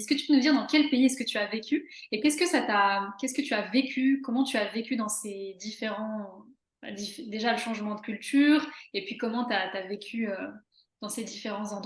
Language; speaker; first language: French; native; French